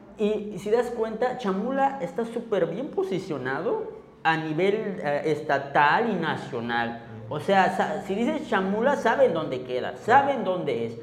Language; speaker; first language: Spanish; non-native, local second language; Tzotzil